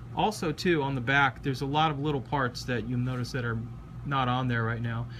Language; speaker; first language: English; native; English